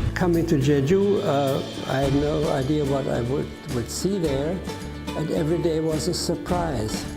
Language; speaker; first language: English; non-native, fluent; German